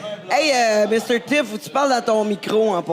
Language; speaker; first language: French; native; French